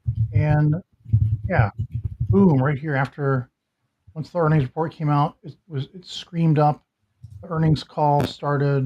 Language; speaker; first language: English; native; English